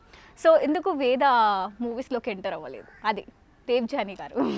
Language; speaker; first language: Telugu; native; Telugu